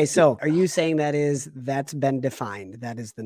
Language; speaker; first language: English; native; English